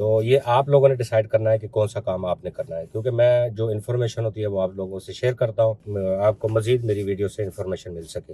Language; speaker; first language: Urdu; non-native, local second language; Punjabi